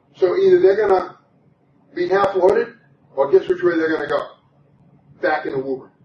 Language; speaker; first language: English; native; English